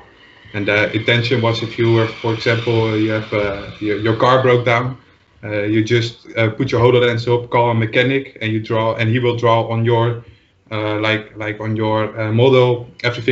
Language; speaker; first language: English; non-native, fluent; Dutch